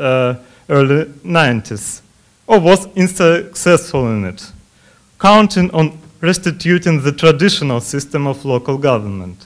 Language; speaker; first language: English; non-native, fluent; Russian